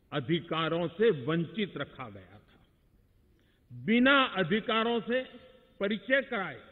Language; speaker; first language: Hindi; non-native, local second language; Gujarati